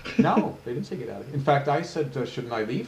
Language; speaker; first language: English; native; English